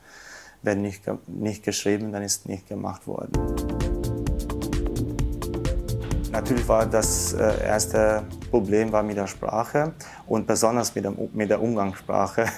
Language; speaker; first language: German; non-native, fluent; Albanian